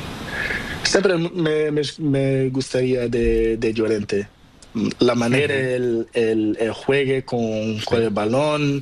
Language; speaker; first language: Spanish; non-native, learner; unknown